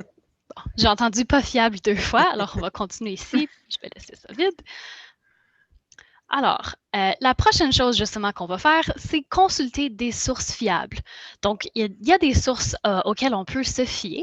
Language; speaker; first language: French; native; French